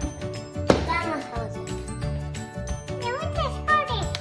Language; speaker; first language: Galician; non-native, local second language; Spanish